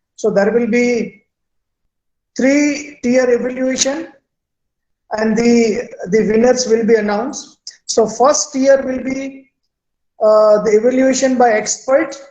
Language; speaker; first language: English; non-native, local second language; Gujarati